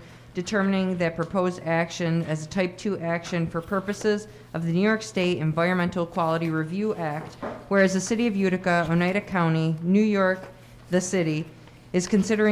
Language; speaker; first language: English; native; English